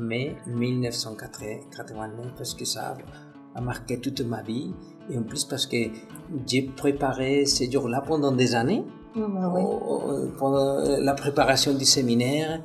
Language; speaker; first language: French; non-native, fluent; Spanish